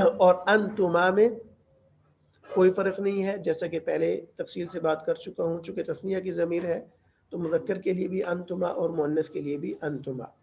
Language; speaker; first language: Urdu; native; Urdu